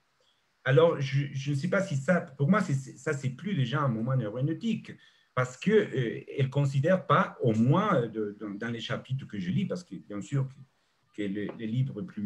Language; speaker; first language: French; non-native, fluent; Spanish